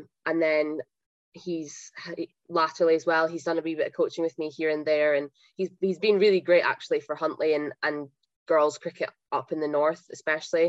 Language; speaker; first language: English; native; English